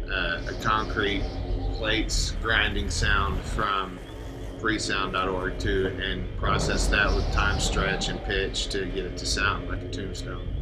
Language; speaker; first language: English; native; English